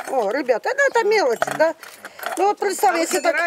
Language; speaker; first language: Russian; native; Russian